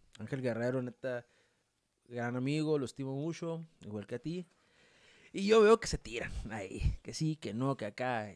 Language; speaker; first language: Spanish; native; Spanish